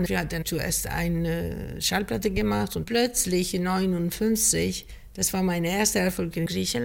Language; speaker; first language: German; non-native, fluent; Greek